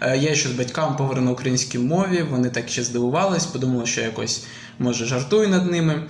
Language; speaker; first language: Ukrainian; non-native, local second language; Russian